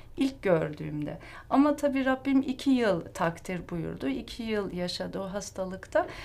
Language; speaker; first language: Turkish; early bilingual, heritage; Turkish